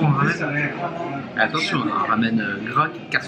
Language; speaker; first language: French; native; French